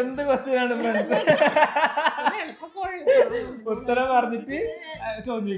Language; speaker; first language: Malayalam; native; Malayalam